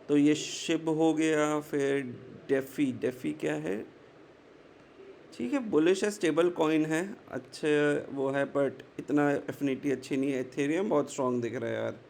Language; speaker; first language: Hindi; native; Hindi